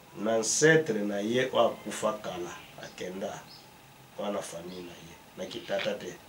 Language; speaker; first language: Lingala; non-native, local second language; Kongo